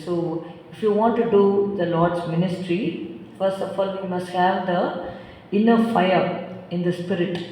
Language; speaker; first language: English; non-native, local second language; Tamil